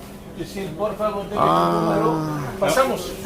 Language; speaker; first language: Spanish; non-native, learner; Turkish